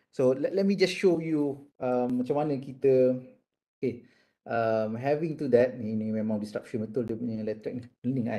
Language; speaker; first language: English; non-native, local second language; Malay